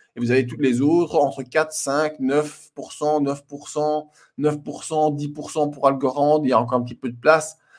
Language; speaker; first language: French; native; French